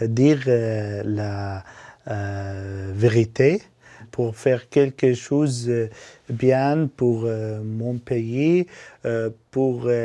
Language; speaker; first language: French; non-native, learner; Arabic